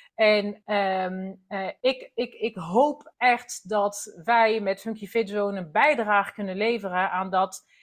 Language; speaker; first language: Dutch; non-native, fluent; French